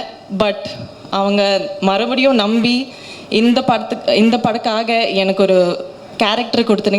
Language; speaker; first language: Tamil; non-native, learner; Malayalam